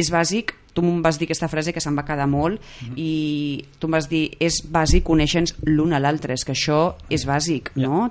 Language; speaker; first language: Catalan; native; Catalan